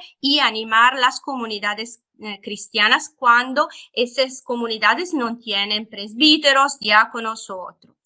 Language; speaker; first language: Spanish; non-native, fluent; Italian